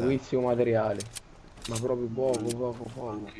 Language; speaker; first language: Italian; native; Italian